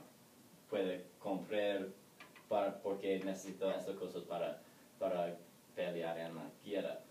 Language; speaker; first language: Spanish; non-native, learner; English